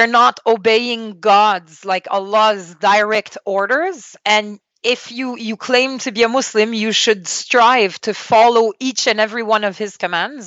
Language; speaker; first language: English; non-native, fluent; French